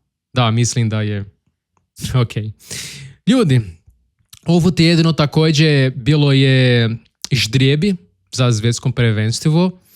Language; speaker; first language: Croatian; non-native, learner; Portuguese